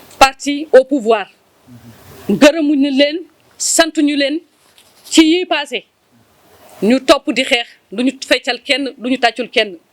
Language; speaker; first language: Wolof; non-native, local second language; Fula